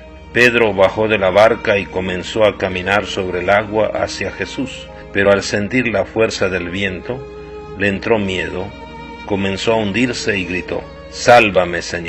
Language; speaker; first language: Spanish; native; Spanish